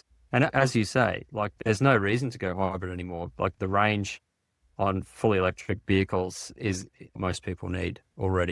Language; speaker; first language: English; native; English